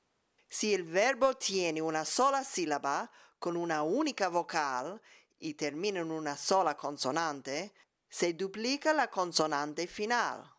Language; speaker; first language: Spanish; native; Spanish